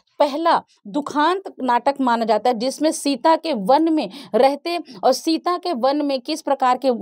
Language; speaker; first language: Hindi; native; Hindi